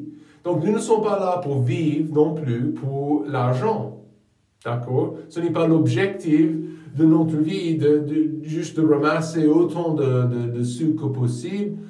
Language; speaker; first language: French; non-native, fluent; English